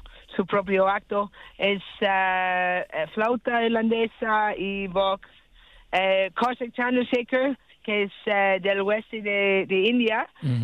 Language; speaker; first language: Spanish; non-native, learner; English